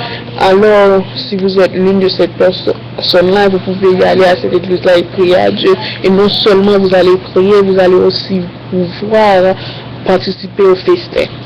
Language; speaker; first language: French; non-native, learner; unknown